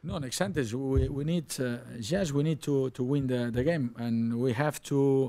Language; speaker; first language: English; non-native, learner; Catalan